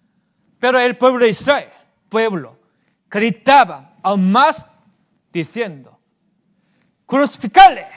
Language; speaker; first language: Spanish; non-native, fluent; Korean